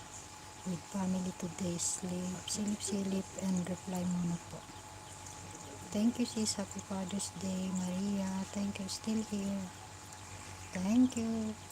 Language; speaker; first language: English; non-native, local second language; Filipino